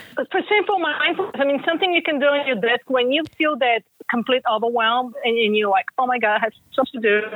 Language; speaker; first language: English; non-native, fluent; Bulgarian